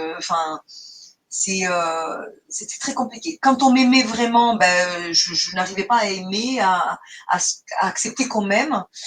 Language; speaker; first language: French; non-native, fluent; Portuguese